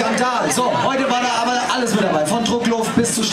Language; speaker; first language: German; native; German